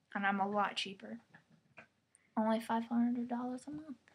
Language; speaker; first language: English; native; English